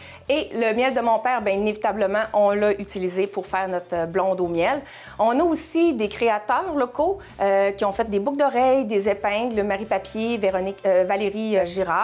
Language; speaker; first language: French; native; French